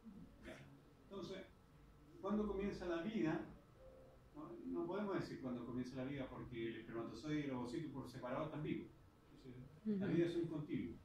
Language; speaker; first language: Spanish; native; Spanish